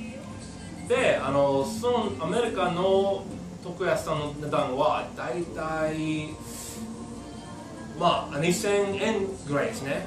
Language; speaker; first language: Japanese; non-native, fluent; English